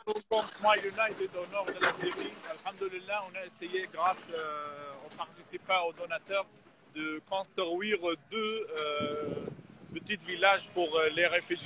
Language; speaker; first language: French; non-native, fluent; Arabic